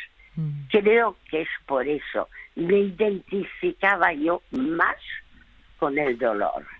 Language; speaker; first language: Spanish; early bilingual, other home language; French